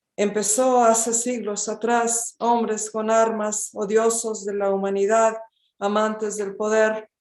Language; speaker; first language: Spanish; early bilingual, heritage; Spanish